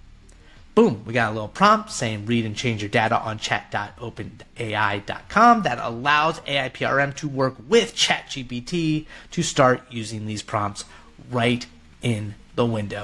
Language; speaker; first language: English; native; English